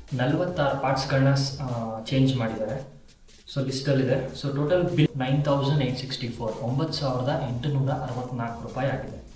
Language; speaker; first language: Kannada; native; Kannada